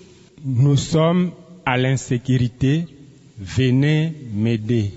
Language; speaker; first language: French; non-native, learner; Lingala